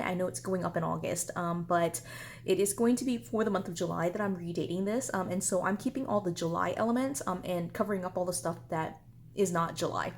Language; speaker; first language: English; native; English